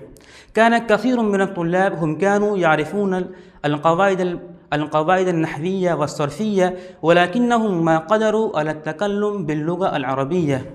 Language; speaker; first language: Arabic; non-native, fluent; Urdu